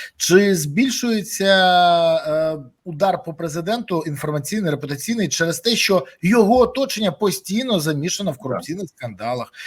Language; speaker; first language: Ukrainian; native; Ukrainian